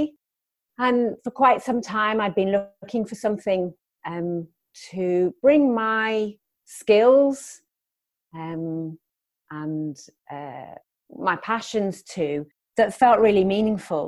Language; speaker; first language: English; native; English